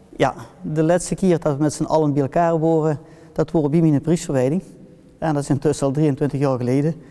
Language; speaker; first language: Dutch; early bilingual, heritage; Dutch